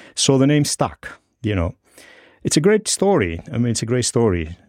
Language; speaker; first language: English; non-native, fluent; Greek